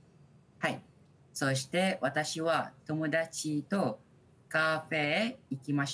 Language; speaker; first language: Japanese; non-native, learner; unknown